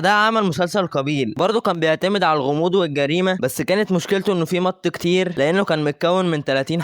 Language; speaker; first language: Arabic; native; Arabic